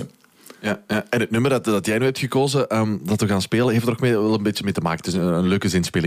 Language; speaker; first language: Dutch; native; Dutch